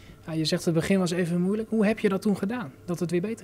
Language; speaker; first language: Dutch; native; Dutch